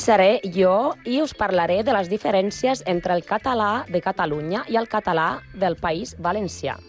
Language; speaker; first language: Catalan; non-native, learner; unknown